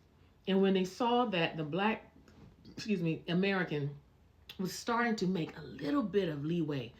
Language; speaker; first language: English; native; English